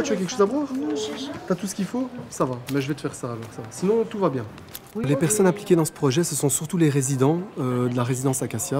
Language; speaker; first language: French; native; French